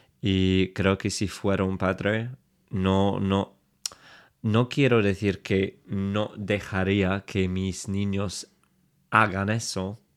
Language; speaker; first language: Spanish; non-native, fluent; English